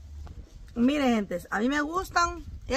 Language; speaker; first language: Spanish; native; Spanish